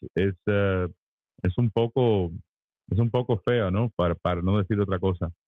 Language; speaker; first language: Spanish; early bilingual, heritage; Spanish